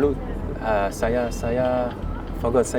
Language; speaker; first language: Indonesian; non-native, learner; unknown